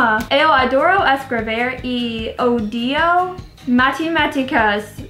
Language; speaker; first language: Portuguese; non-native, learner; English